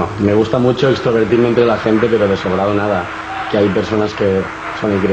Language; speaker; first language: Spanish; native; Spanish